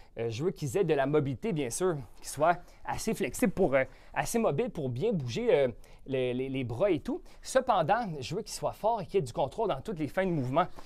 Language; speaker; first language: French; native; French